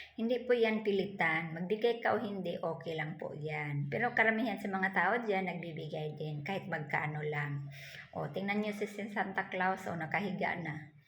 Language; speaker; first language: Filipino; non-native, local second language; Cebuano